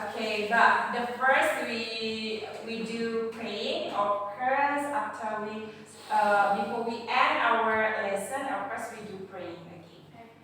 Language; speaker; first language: English; non-native, fluent; Indonesian